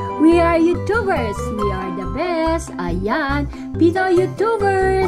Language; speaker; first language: English; non-native, local second language; Filipino